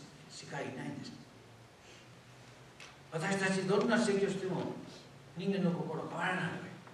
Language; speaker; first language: Japanese; non-native, fluent; Spanish